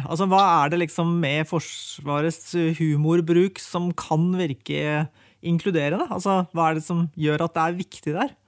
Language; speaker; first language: Norwegian; native; Norwegian